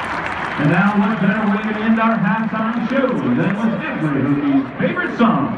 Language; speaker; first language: English; native; English